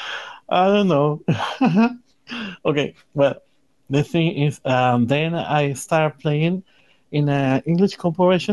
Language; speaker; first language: English; non-native, learner; Spanish